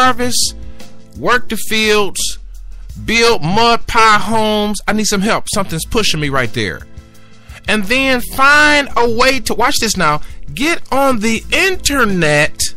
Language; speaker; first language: English; native; English